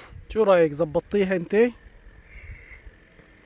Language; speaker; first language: Arabic; native; Arabic